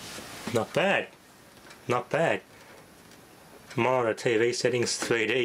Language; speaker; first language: English; native; English